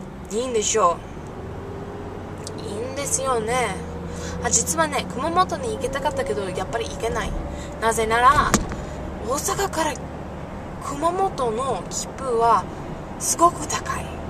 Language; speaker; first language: Japanese; non-native, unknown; English